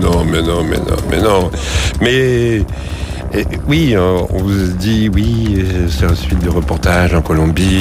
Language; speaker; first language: French; native; French